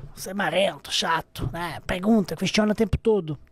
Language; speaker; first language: Portuguese; non-native, fluent; Serbian